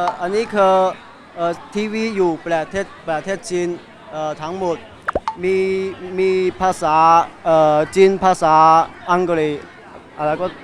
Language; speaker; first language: Thai; non-native, learner; Chinese